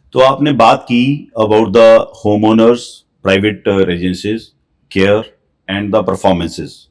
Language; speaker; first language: English; non-native, local second language; Hindi